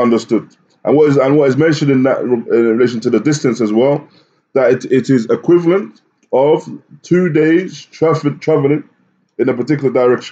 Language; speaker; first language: English; native; English